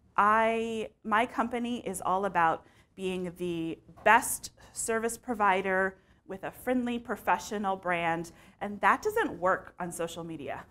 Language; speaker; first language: English; native; English